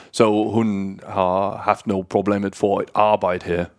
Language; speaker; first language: Danish; non-native, learner; English